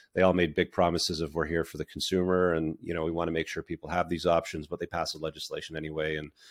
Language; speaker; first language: English; native; English